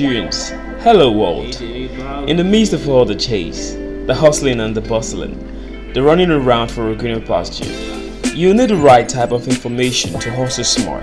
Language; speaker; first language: English; non-native, local second language; Yoruba